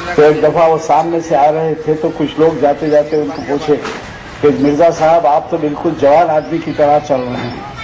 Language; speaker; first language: Hindi; non-native, local second language; Urdu